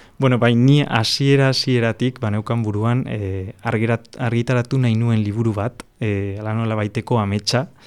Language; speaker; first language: Basque; non-native, fluent; Catalan